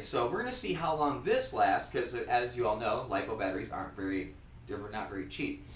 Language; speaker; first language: English; native; English